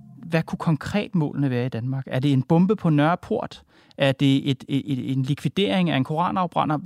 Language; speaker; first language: Danish; native; Danish